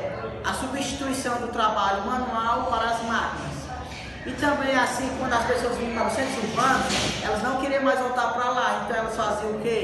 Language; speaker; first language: Portuguese; native; Portuguese